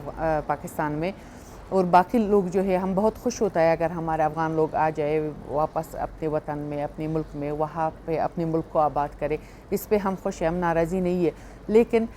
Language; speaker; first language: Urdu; non-native, fluent; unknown